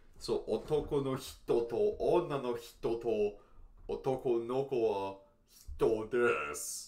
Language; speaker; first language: Japanese; non-native, learner; English